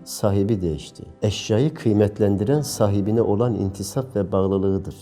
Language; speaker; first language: Turkish; native; Turkish